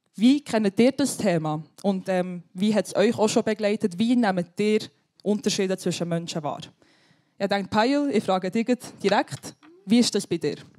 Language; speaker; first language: German; non-native, local second language; Albanian